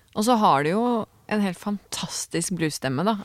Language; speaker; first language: Norwegian; native; Norwegian